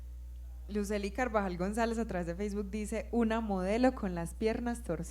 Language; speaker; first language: Spanish; native; Spanish